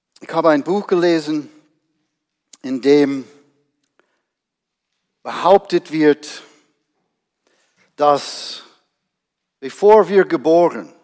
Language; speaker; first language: German; non-native, fluent; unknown